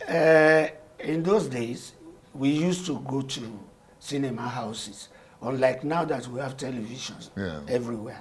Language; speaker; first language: English; non-native, local second language; Yoruba